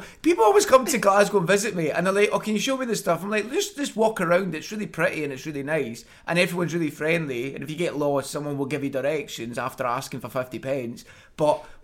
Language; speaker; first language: English; native; English